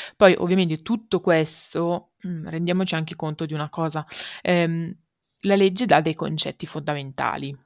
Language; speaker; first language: Italian; native; Italian